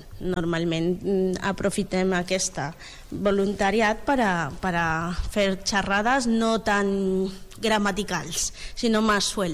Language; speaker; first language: Catalan; non-native, learner; Spanish